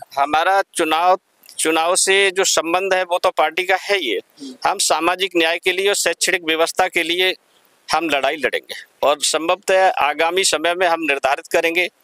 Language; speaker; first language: Hindi; native; Hindi